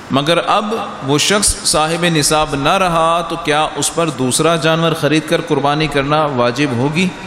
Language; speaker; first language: Urdu; native; Urdu